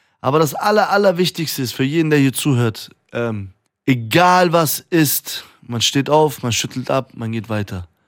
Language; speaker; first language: German; early bilingual, other home language; Persian